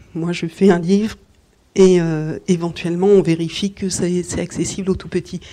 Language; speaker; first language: French; native; French